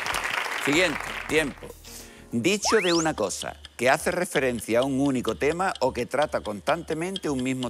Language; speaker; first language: Spanish; native; Spanish